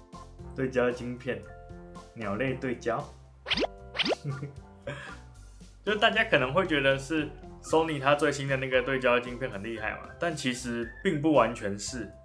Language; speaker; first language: Chinese; native; Chinese